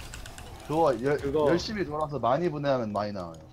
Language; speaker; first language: Korean; native; Korean